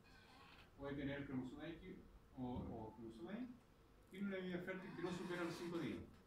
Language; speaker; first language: Spanish; native; Spanish